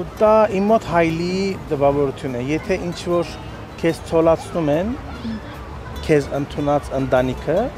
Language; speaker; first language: Armenian; early bilingual, heritage; Armenian